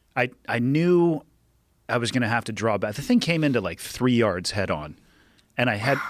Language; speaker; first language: English; native; English